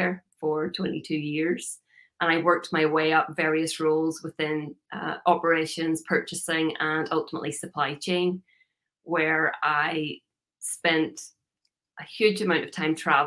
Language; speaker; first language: English; native; English